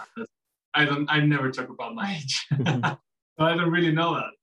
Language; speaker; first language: English; non-native, fluent; Spanish